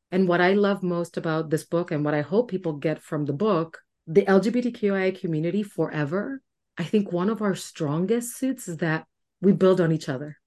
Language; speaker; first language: English; non-native, fluent; Spanish